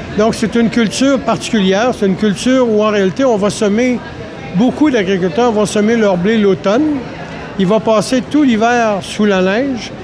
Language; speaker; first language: French; native; French